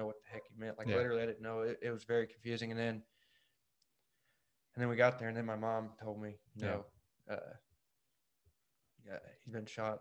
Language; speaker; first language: English; native; English